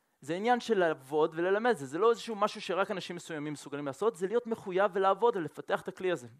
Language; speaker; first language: Hebrew; non-native, fluent; French